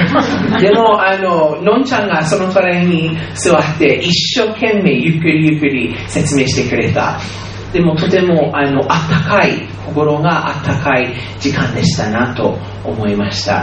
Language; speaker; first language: Japanese; non-native, fluent; English